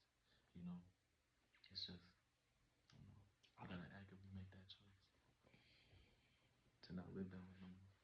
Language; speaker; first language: English; native; English